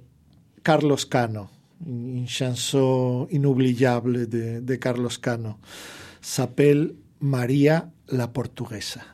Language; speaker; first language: French; non-native, fluent; Spanish